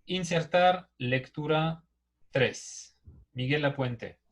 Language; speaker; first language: Spanish; native; Spanish